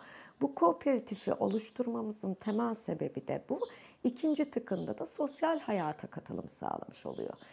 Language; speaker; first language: Turkish; native; Turkish